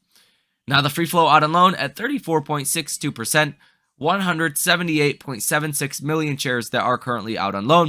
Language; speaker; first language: English; native; English